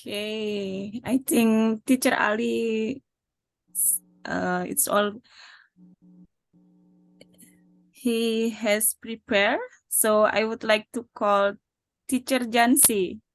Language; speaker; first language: English; non-native, learner; Indonesian